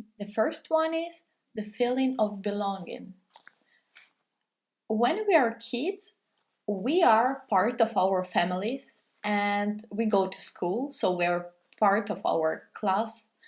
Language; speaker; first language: English; non-native, fluent; Russian